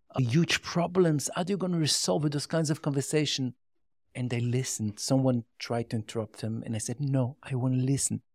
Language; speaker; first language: English; non-native, learner; Yiddish